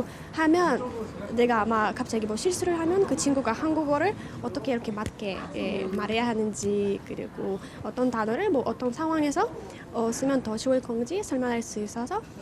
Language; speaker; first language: Korean; non-native, fluent; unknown